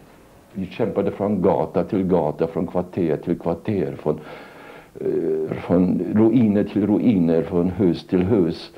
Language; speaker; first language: Swedish; non-native, fluent; German